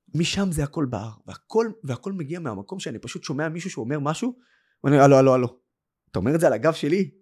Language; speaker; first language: Hebrew; non-native, local second language; Arabic